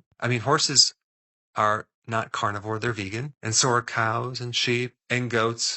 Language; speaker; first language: English; native; English